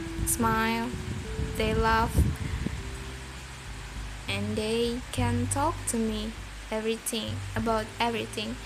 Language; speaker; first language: English; non-native, learner; Indonesian